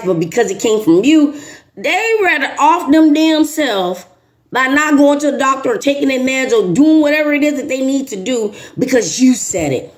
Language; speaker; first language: English; native; English